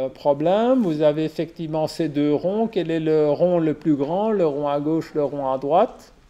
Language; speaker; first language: French; native; French